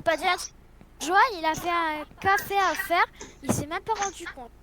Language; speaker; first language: French; native; French